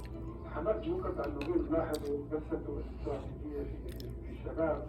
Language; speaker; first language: Arabic; native; Arabic